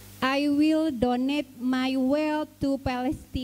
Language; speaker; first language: English; non-native, learner; Indonesian